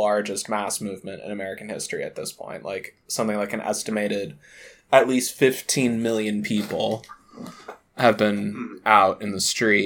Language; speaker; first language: English; native; English